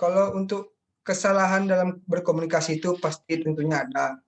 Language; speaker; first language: Indonesian; native; Indonesian